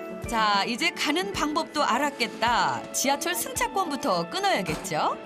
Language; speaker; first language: Korean; native; Korean